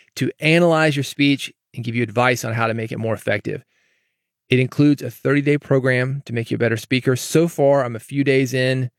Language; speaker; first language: English; native; English